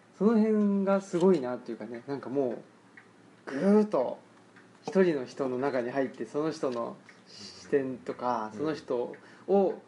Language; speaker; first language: Japanese; native; Japanese